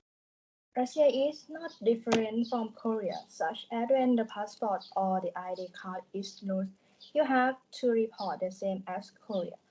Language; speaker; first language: English; non-native, learner; Thai